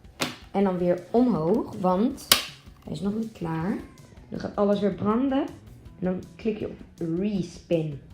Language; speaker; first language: Dutch; native; Dutch